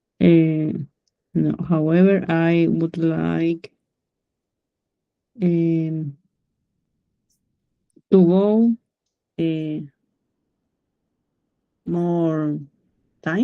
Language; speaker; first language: English; non-native, learner; Spanish